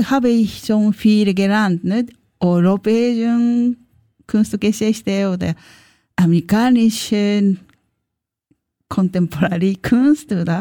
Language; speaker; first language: German; non-native, learner; Japanese